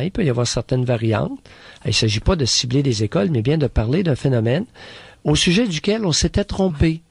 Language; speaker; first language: French; native; French